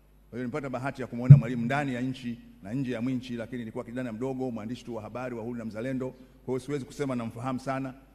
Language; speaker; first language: Swahili; native; Swahili